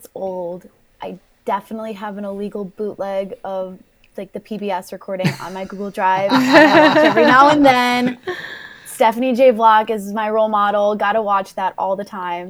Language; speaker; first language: English; native; English